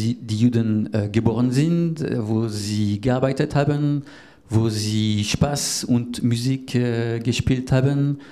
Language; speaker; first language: German; non-native, learner; French